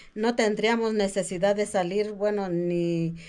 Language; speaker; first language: Spanish; non-native, local second language; Mixtepec Mixtec